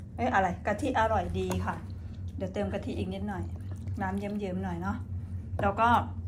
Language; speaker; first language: Thai; native; Thai